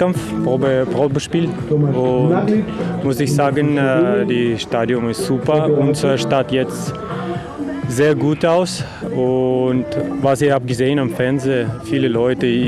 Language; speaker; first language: German; non-native, learner; Russian